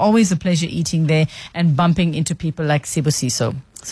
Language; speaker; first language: English; native; English